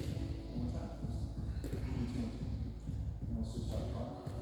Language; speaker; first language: English; native; English